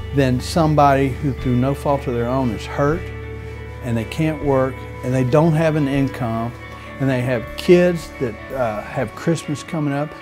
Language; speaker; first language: English; native; English